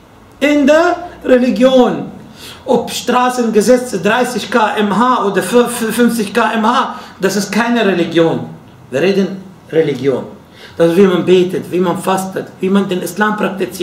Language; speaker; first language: German; non-native, fluent; Arabic